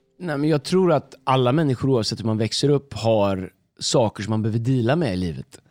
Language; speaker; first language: Swedish; native; Swedish